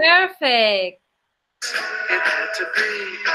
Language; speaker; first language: English; non-native, learner; Spanish